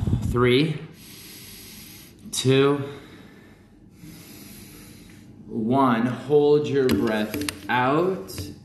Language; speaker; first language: English; native; English